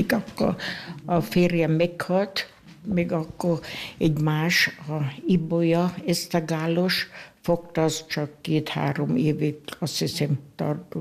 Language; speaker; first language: Hungarian; non-native, local second language; German